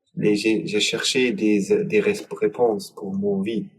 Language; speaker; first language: French; non-native, learner; German